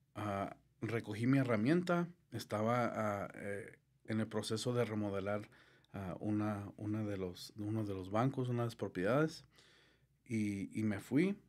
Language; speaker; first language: Spanish; early bilingual, heritage; Spanish